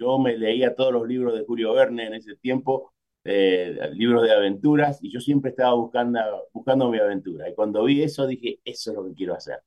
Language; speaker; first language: Spanish; native; Spanish